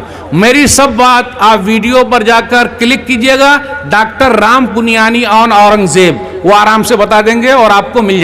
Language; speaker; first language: Hindi; native; Hindi